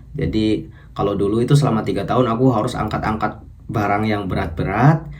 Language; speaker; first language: Indonesian; native; Indonesian